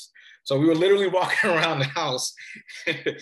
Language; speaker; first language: English; early bilingual, other home language; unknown